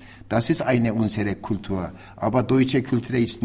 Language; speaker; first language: German; non-native, learner; Turkish